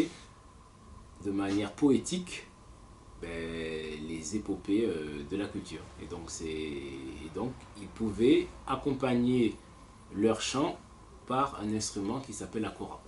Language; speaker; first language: French; native; French